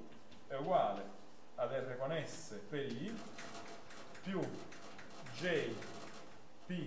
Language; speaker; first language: Italian; native; Italian